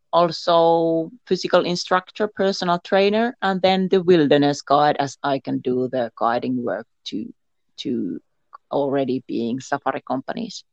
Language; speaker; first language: English; non-native, learner; Finnish